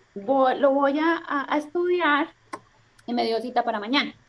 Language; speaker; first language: Spanish; native; Spanish